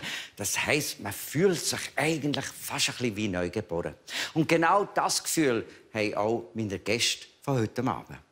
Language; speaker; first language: German; native; German